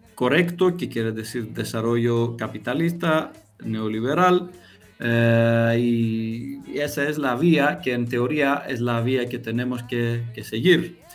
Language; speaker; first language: Spanish; non-native, fluent; Greek